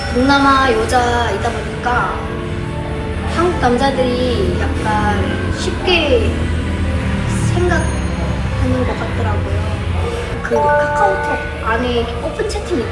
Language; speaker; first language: Korean; non-native, fluent; Indonesian